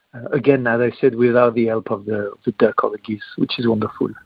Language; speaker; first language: English; non-native, fluent; French